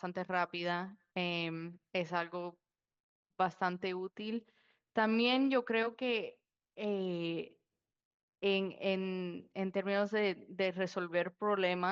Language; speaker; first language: Spanish; early bilingual, heritage; Spanish